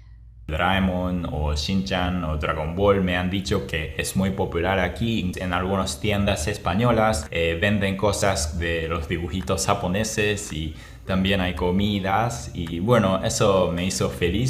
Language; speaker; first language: Spanish; non-native, fluent; Japanese